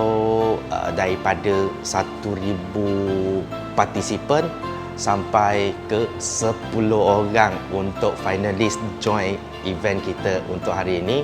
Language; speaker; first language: Malay; native; Malay